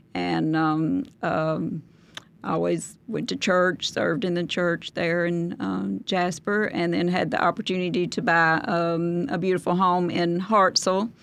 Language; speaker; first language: English; native; English